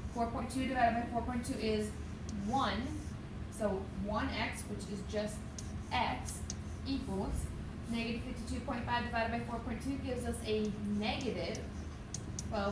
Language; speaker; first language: English; native; English